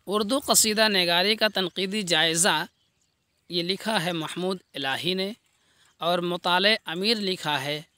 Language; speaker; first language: Urdu; native; Urdu